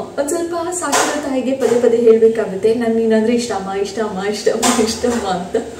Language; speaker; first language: Kannada; non-native, local second language; Tulu